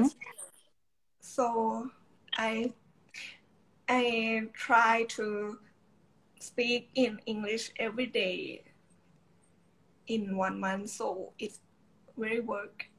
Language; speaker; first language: English; non-native, learner; Thai